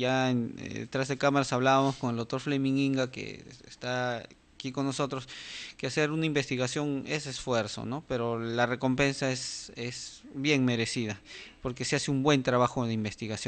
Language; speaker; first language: Spanish; native; Spanish